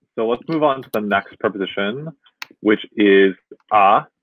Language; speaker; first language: English; native; English